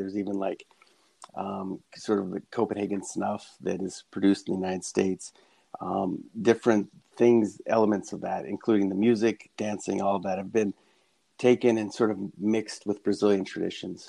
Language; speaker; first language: English; native; English